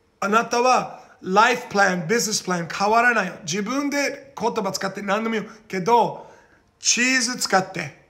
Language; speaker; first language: Japanese; non-native, learner; Portuguese